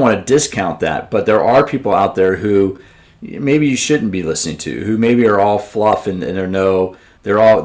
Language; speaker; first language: English; native; English